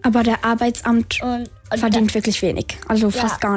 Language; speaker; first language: German; native; German